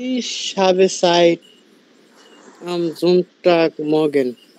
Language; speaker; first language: German; non-native, learner; Bangla